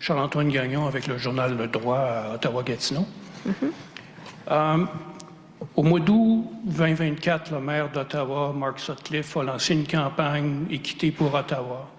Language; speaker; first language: French; native; French